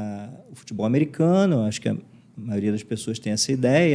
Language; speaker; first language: Portuguese; native; Portuguese